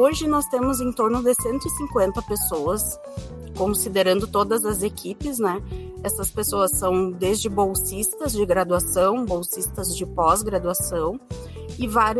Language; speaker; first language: Portuguese; native; Portuguese